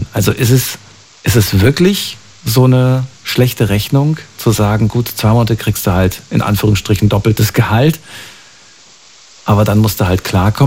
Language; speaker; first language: German; native; German